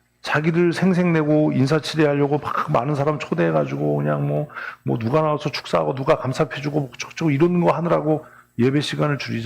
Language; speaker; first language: Korean; native; Korean